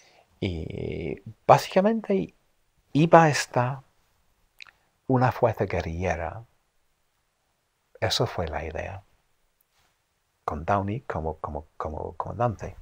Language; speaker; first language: Spanish; non-native, fluent; English